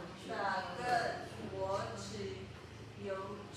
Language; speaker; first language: Chinese; non-native, learner; Filipino